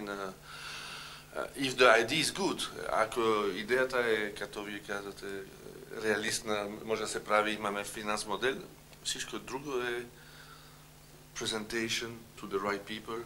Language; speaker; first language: Bulgarian; non-native, learner; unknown